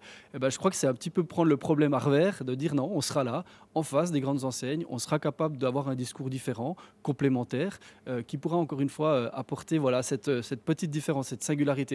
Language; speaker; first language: French; native; French